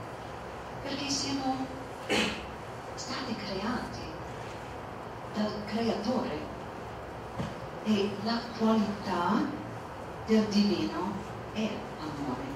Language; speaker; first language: Italian; non-native, fluent; English